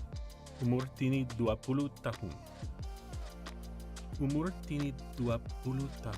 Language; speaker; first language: Indonesian; non-native, learner; English